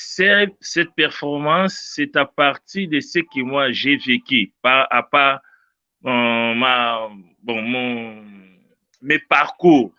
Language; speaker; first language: French; non-native, local second language; Luba-Lulua